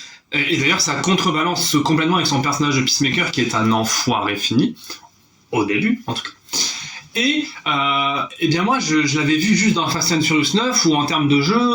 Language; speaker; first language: French; native; French